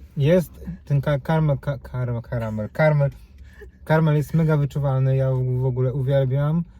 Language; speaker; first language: Polish; native; Polish